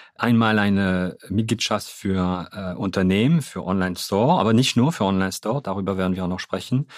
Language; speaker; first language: German; non-native, fluent; French